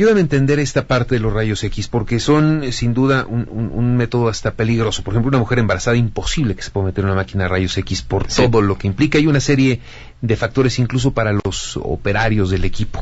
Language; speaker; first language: Spanish; native; Spanish